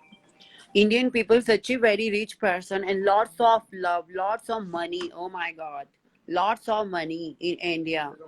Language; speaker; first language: English; non-native, learner; Hindi